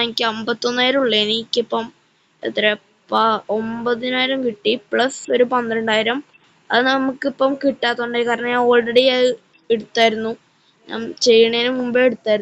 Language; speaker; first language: Malayalam; native; Malayalam